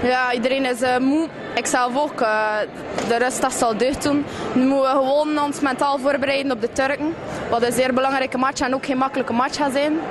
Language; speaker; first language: Dutch; native; Dutch